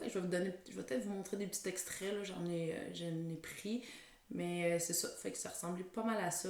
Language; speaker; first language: French; native; French